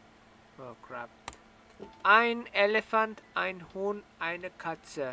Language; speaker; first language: German; non-native, learner; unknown